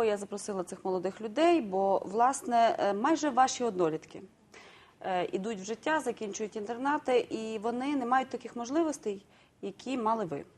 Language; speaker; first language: Ukrainian; native; Ukrainian